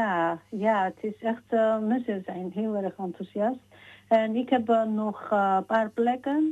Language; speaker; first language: Dutch; non-native, fluent; Georgian